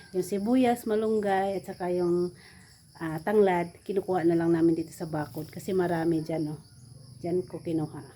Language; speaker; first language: Filipino; native; Filipino